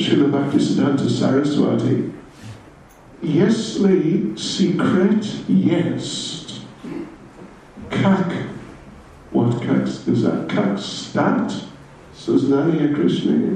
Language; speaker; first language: Russian; non-native, learner; English